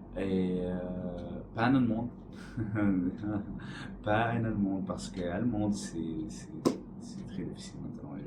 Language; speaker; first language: French; non-native, learner; Arabic